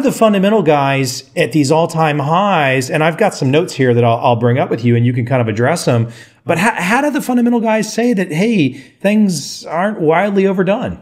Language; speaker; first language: English; native; English